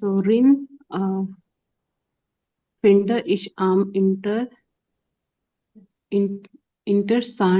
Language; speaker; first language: German; non-native, learner; Hindi